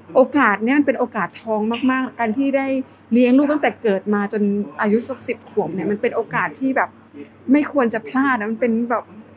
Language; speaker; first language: Thai; native; Thai